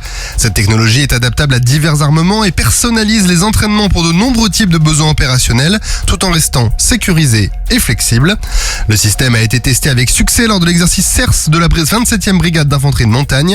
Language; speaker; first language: French; native; French